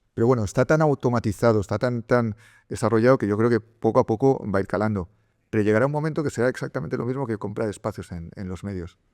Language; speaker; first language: Spanish; native; Spanish